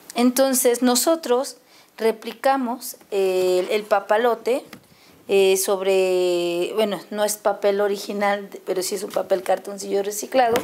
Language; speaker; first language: Spanish; native; Spanish